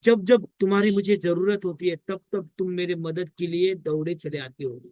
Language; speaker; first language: Hindi; non-native, local second language; Marathi